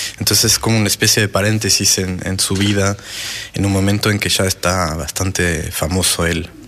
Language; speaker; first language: Spanish; non-native, fluent; French